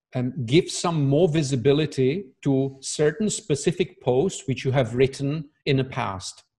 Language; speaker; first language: English; non-native, fluent; Czech